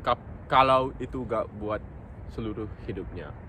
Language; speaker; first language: Indonesian; non-native, local second language; English